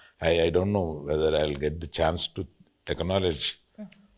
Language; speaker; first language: Telugu; native; Telugu